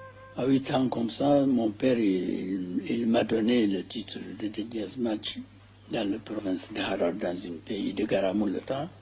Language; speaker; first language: French; non-native, fluent; Amharic